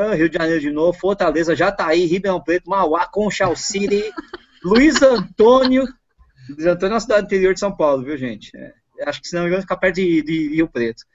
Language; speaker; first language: Portuguese; native; Portuguese